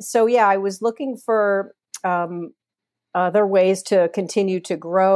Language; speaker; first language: English; native; English